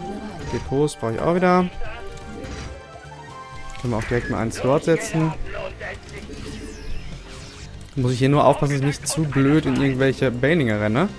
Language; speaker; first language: German; native; German